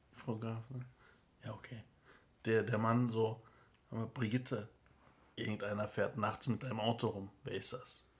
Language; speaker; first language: German; early bilingual, other home language; Turkish